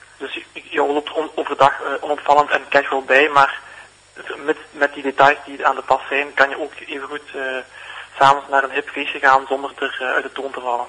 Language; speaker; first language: Dutch; native; Dutch